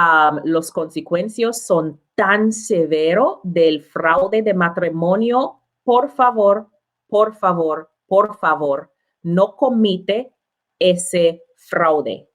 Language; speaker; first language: Spanish; non-native, learner; English